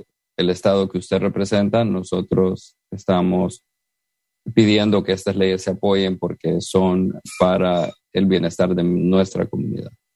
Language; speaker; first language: Spanish; native; Spanish